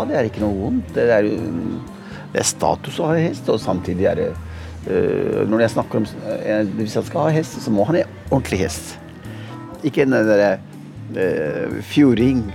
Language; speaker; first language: Norwegian; early bilingual, other home language; Punjabi